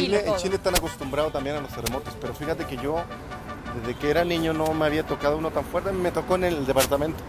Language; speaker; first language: Spanish; native; Spanish